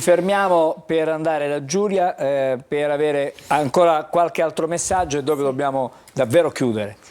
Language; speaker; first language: Italian; native; Italian